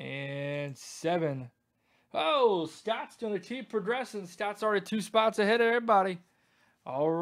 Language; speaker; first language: English; native; English